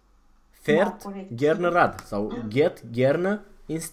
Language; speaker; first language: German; non-native, fluent; Romanian